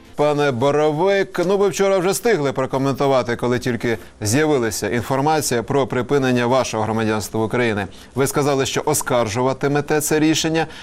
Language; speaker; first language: Ukrainian; native; Ukrainian